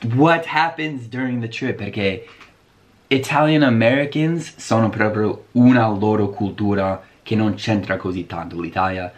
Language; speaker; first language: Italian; non-native, fluent; English